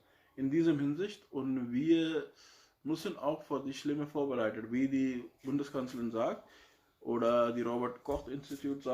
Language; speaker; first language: German; non-native, learner; Urdu